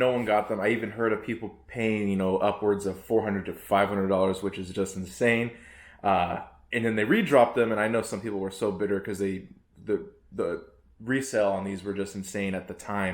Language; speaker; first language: English; native; English